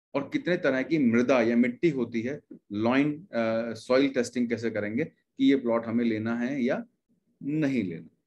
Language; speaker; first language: Hindi; native; Hindi